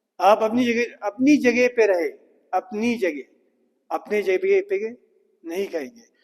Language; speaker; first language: Urdu; non-native, local second language; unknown